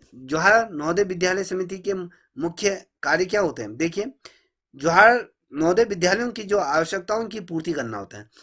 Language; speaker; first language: Hindi; native; Hindi